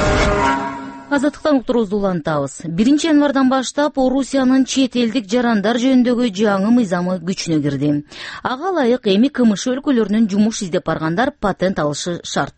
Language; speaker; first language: Kyrgyz; native; Kyrgyz